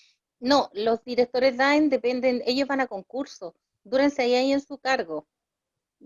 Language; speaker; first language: Spanish; native; Spanish